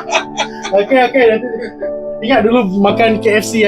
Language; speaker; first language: Malay; native; Malay